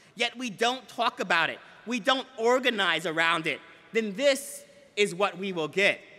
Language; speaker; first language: English; native; English